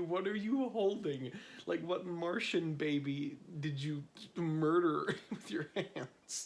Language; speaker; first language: English; native; English